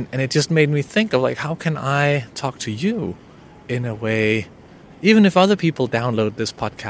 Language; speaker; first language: English; non-native, fluent; Danish